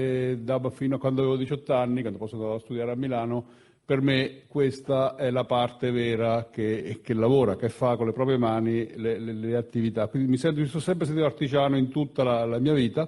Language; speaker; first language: Italian; native; Italian